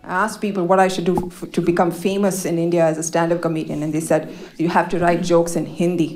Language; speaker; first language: English; native; English